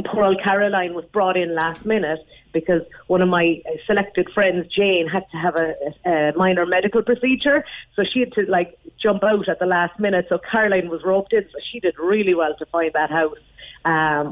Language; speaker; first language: English; native; English